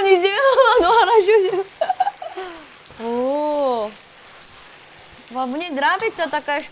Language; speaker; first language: Russian; non-native, fluent; Korean